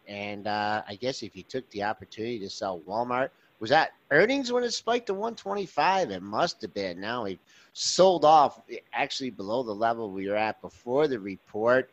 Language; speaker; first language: English; native; English